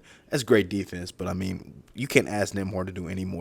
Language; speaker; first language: English; native; English